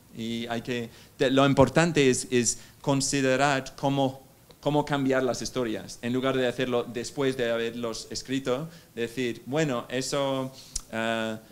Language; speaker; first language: Spanish; non-native, fluent; English